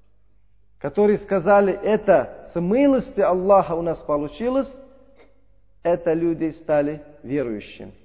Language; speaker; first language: Russian; non-native, learner; Uzbek